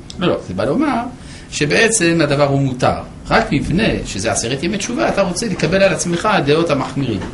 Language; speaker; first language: Hebrew; non-native, fluent; French